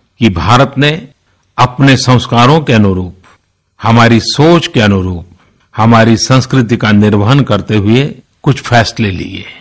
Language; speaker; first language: Hindi; non-native, local second language; Gujarati